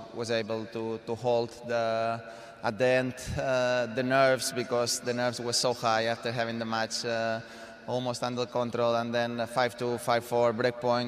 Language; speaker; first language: English; non-native, fluent; Spanish